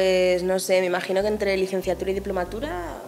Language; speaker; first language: Spanish; native; Spanish